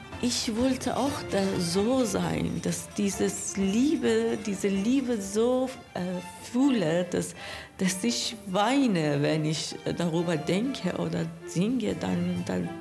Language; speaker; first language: German; non-native, learner; Persian